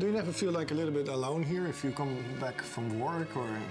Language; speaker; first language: English; non-native, fluent; Dutch